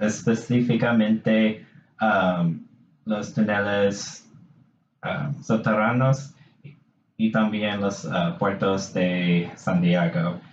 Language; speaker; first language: Spanish; non-native, learner; English